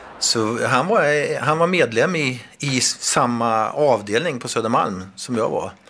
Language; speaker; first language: Swedish; native; Swedish